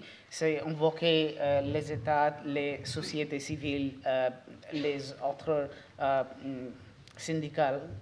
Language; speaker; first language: French; non-native, learner; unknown